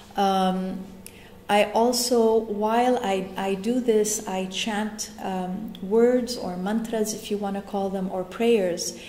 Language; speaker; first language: English; non-native, local second language; Arabic